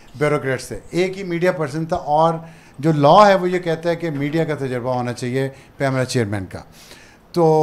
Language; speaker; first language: Urdu; non-native, local second language; Punjabi